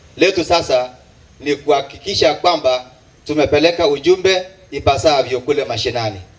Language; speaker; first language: Swahili; non-native, local second language; Kalenjin